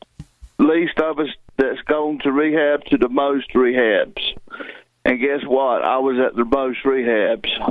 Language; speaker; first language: English; native; English